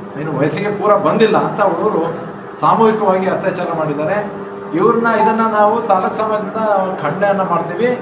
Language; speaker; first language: Kannada; non-native, local second language; Lambadi